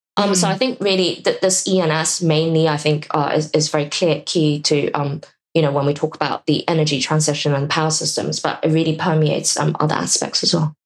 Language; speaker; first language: English; non-native, local second language; Cantonese